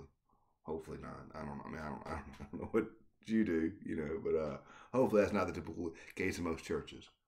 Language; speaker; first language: English; native; English